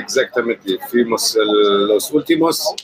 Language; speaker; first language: Spanish; non-native, learner; Arabic